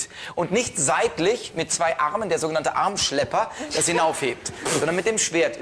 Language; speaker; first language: German; native; German